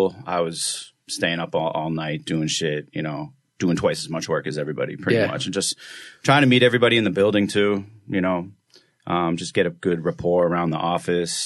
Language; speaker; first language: English; native; English